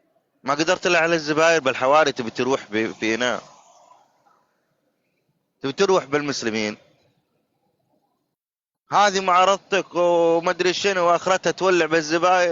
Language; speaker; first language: Arabic; native; Arabic